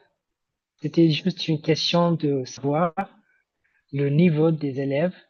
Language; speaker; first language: French; non-native, fluent; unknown